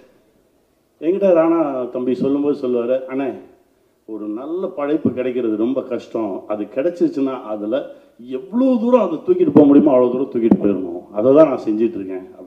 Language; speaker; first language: Tamil; native; Tamil